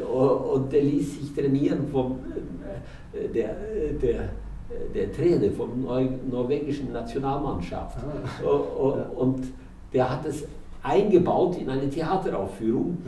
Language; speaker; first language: German; non-native, fluent; Norwegian